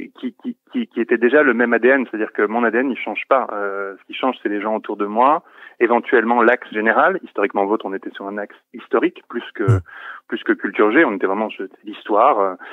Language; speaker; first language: French; native; French